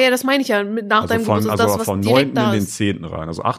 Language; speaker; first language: German; native; German